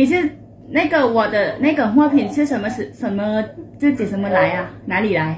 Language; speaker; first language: Chinese; non-native, learner; Thai